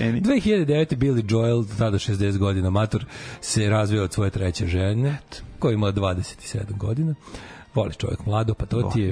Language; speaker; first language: Serbian; native; Serbian